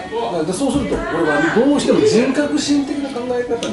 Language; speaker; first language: Japanese; native; Japanese